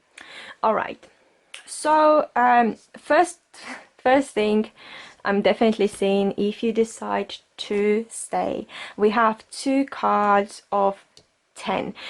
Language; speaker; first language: English; non-native, fluent; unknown